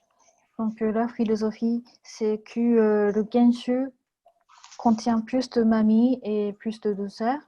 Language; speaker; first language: French; non-native, fluent; Japanese